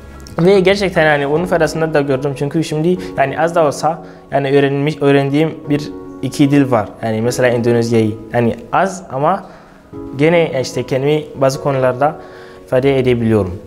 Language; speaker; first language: Turkish; non-native, fluent; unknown